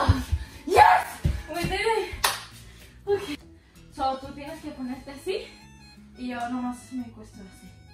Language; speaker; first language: Spanish; early bilingual, heritage; Spanish